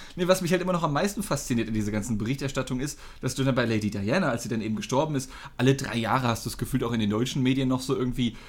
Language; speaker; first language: German; non-native, fluent; English